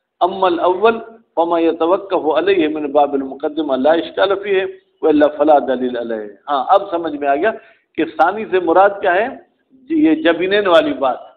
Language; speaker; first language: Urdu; non-native, local second language; Sindhi